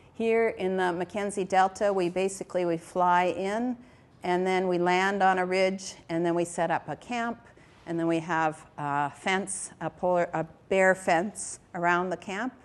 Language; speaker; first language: English; native; English